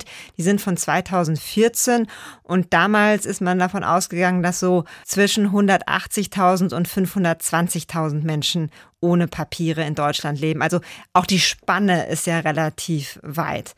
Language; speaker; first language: German; native; German